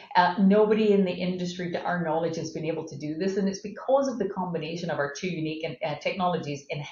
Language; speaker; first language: English; native; English